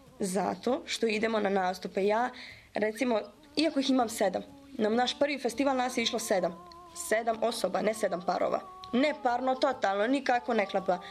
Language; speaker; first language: Serbian; early bilingual, heritage; Bosnian